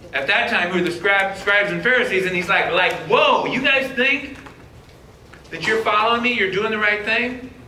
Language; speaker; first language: English; native; English